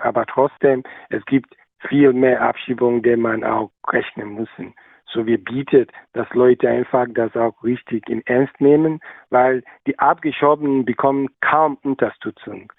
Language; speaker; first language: German; non-native, learner; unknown